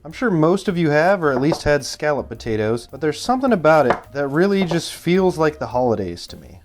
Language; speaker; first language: English; native; English